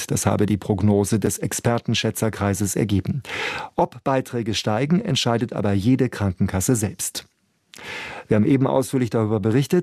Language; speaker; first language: German; native; German